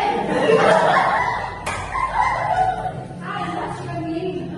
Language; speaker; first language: English; non-native, fluent; Indonesian